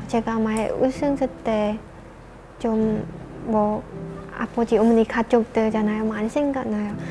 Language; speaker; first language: Korean; non-native, learner; Khmer